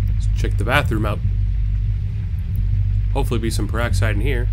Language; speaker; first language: English; native; English